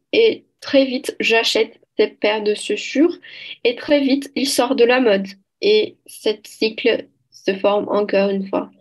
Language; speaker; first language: French; non-native, learner; Portuguese